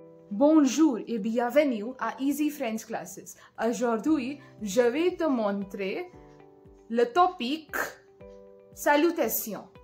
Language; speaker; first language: French; non-native, learner; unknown